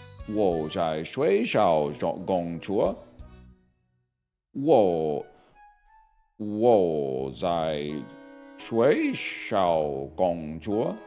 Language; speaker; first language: Chinese; non-native, learner; English